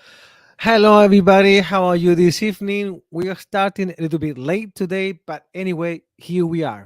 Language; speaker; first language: English; non-native, fluent; Spanish